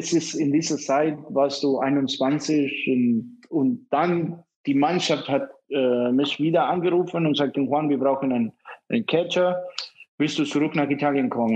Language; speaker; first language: German; non-native, fluent; Spanish